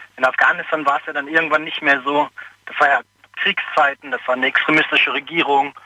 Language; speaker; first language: German; early bilingual, other home language; Persian